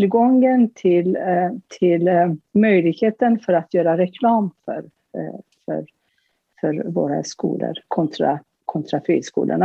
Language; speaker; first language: Swedish; non-native, fluent; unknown